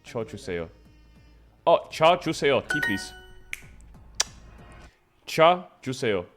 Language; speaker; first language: Korean; non-native, learner; English